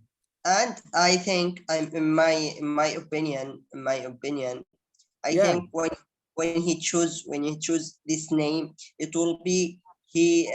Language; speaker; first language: English; non-native, learner; Arabic